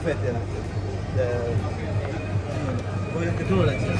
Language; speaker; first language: Spanish; non-native, learner; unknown